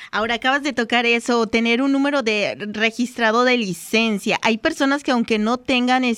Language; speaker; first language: Spanish; native; Spanish